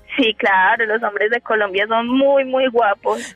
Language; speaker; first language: Spanish; native; Spanish